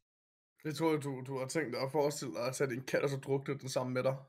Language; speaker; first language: Danish; native; Danish